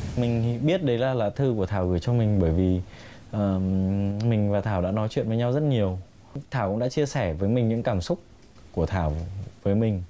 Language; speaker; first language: Vietnamese; native; Vietnamese